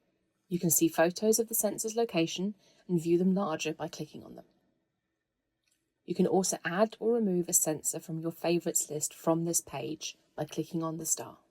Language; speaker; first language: English; native; English